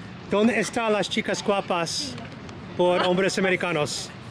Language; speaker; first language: Spanish; non-native, learner; English